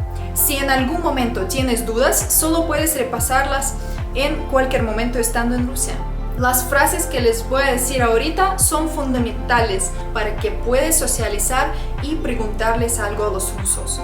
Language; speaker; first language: Spanish; non-native, fluent; Russian